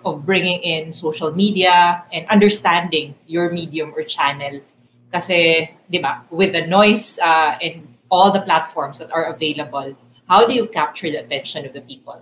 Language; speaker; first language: English; non-native, local second language; Cebuano